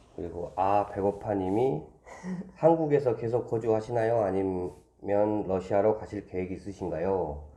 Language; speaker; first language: Korean; native; Korean